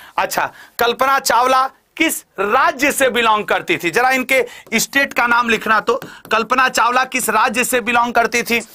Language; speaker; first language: Hindi; native; Hindi